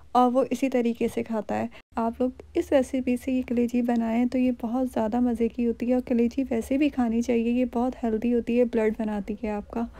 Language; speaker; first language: Urdu; native; Urdu